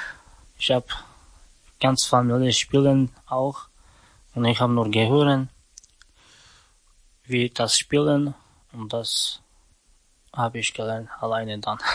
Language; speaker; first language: German; non-native, learner; Romany